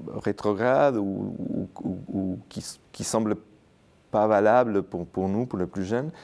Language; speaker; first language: French; non-native, fluent; Spanish